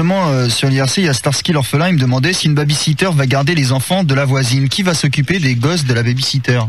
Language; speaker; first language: French; native; French